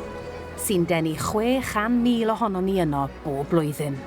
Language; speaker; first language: Welsh; native; Welsh